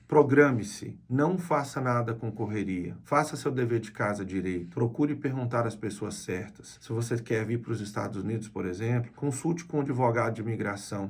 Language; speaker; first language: Portuguese; native; Portuguese